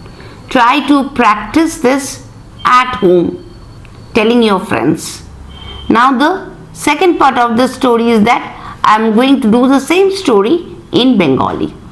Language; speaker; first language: English; non-native, local second language; Bangla